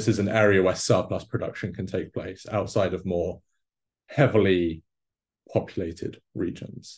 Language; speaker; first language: English; native; English